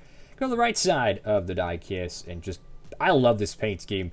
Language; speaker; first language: English; native; English